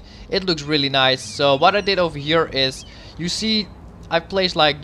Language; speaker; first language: English; non-native, fluent; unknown